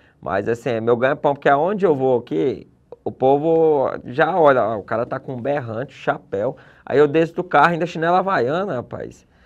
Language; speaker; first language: Portuguese; native; Portuguese